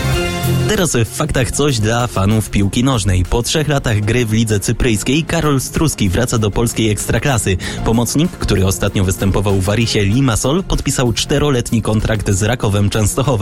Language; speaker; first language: Polish; native; Polish